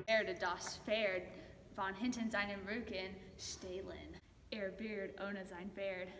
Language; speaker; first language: German; non-native, learner; English